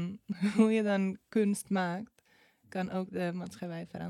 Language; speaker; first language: Dutch; non-native, fluent; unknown